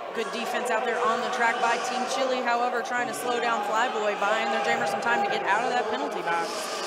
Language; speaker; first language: English; native; English